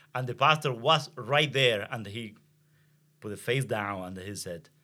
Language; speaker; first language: English; non-native, learner; Spanish